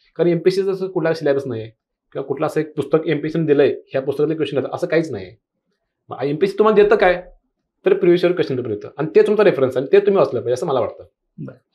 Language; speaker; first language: Marathi; non-native, local second language; Kannada